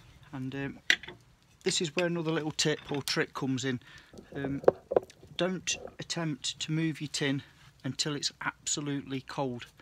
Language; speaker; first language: English; native; English